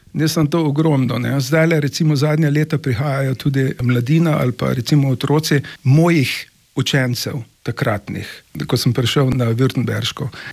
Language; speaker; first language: Slovenian; native; Slovenian